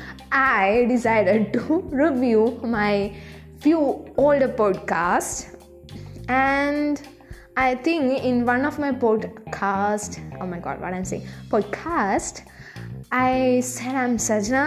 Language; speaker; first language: English; non-native, local second language; Malayalam